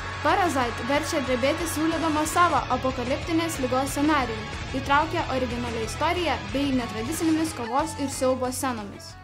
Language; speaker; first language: Lithuanian; native; Lithuanian